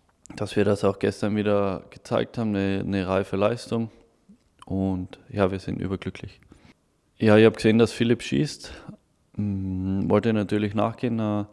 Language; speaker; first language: German; native; German